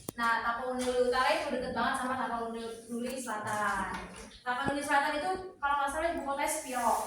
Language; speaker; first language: Indonesian; native; Indonesian